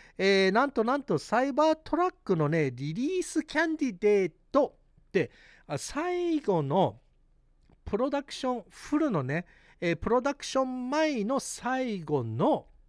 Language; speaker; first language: Japanese; early bilingual, heritage; Japanese